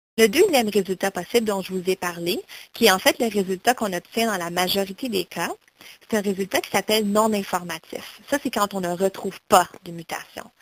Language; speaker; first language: French; native; French